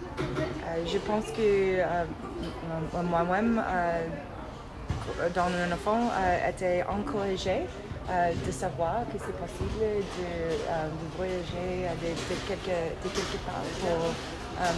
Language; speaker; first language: French; non-native, learner; English